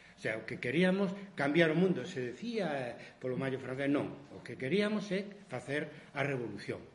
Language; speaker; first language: Galician; non-native, local second language; Spanish